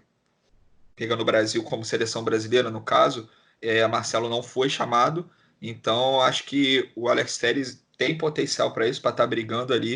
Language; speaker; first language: Portuguese; native; Portuguese